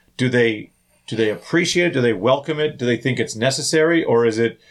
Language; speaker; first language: English; native; English